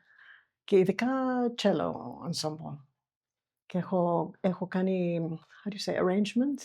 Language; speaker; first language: Greek; non-native, fluent; English